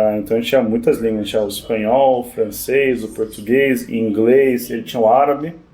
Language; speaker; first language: Portuguese; early bilingual, other home language; Spanish